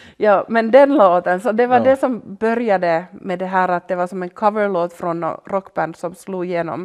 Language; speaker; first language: Swedish; non-native, local second language; Finnish